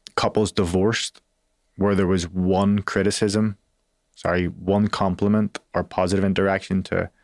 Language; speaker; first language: English; native; English